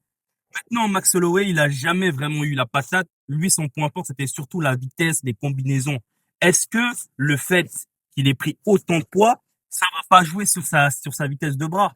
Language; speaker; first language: French; native; French